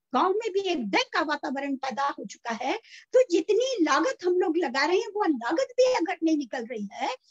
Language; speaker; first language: Hindi; native; Hindi